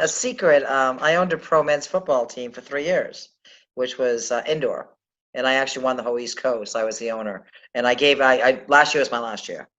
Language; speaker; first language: English; native; English